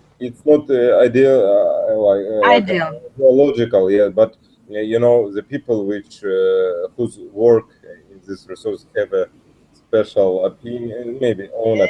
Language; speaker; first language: English; non-native, learner; Russian